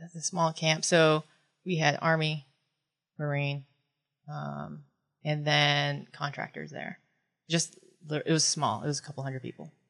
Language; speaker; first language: English; early bilingual, other home language; Filipino